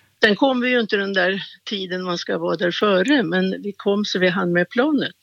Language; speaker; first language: Swedish; native; Swedish